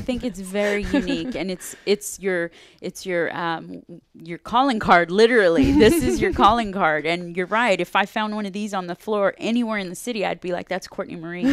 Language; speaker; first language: English; native; English